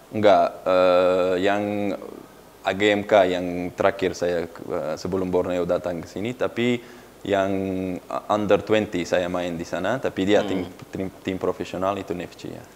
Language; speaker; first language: Indonesian; non-native, learner; Uzbek